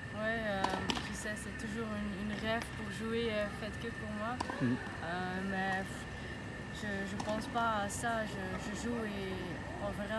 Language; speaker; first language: French; non-native, local second language; Dutch